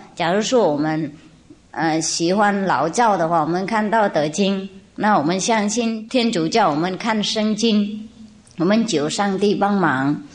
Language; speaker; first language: Chinese; non-native, fluent; Vietnamese